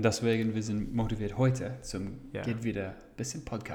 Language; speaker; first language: German; non-native, fluent; English